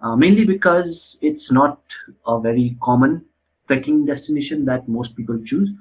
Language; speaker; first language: English; non-native, local second language; Nepali